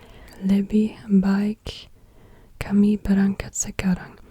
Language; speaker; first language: Indonesian; non-native, learner; English